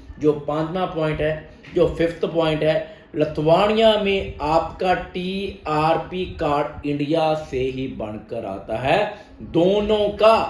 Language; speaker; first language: Hindi; non-native, local second language; Punjabi